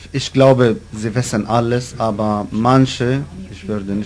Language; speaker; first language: German; non-native, learner; Arabic